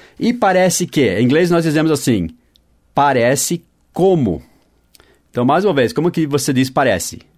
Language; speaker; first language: Portuguese; non-native, fluent; English